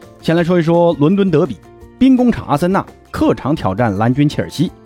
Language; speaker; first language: Chinese; native; Chinese